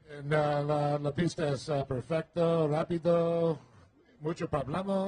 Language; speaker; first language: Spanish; non-native, learner; English